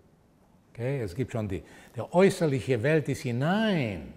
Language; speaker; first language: German; non-native, fluent; Portuguese